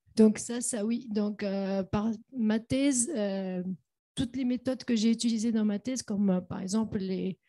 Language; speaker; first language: French; non-native, local second language; Arabic